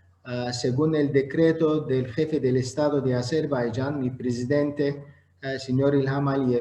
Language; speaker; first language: Spanish; non-native, fluent; Azerbaijani